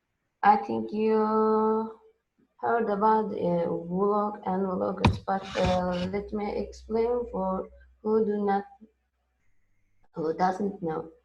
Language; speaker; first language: English; non-native, fluent; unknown